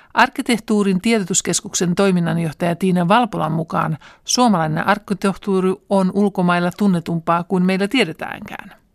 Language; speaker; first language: Finnish; native; Finnish